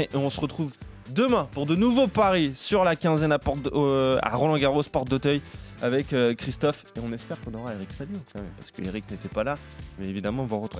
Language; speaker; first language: French; native; French